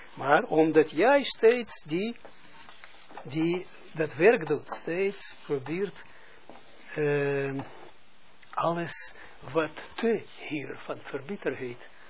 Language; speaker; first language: Dutch; non-native, fluent; Russian